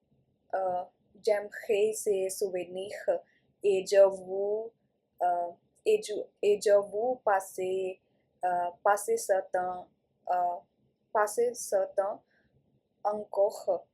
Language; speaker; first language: French; non-native, learner; Punjabi